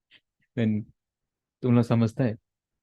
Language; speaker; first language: Hindi; non-native, local second language; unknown